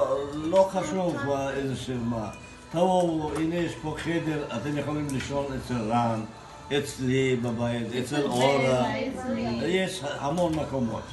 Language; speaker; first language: Hebrew; non-native, fluent; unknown